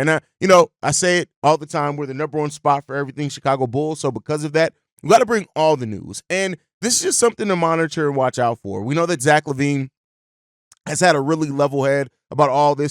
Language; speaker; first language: English; native; English